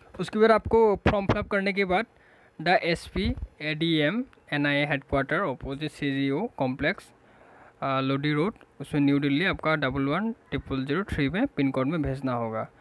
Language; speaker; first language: Hindi; non-native, local second language; Assamese